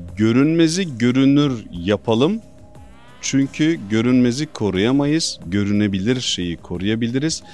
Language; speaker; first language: Turkish; native; Turkish